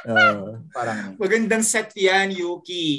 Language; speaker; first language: Filipino; native; Filipino